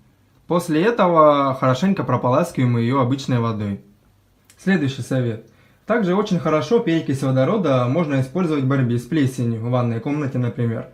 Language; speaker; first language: Russian; native; Russian